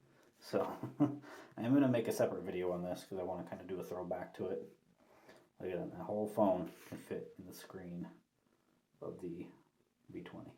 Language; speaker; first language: English; native; English